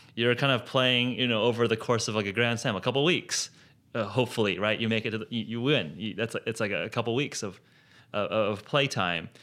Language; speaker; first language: English; native; English